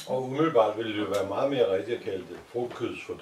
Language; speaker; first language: Danish; native; Danish